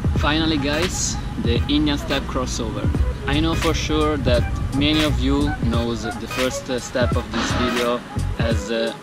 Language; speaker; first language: English; non-native, fluent; Italian